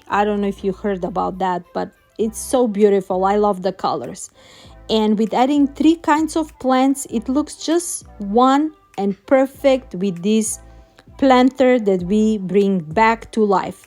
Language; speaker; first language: English; non-native, fluent; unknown